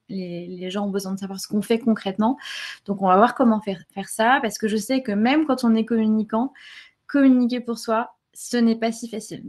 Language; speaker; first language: French; native; French